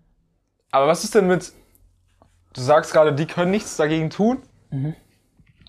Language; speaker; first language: German; native; German